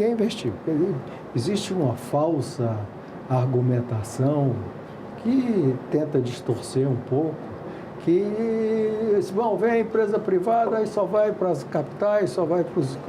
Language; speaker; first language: Portuguese; native; Portuguese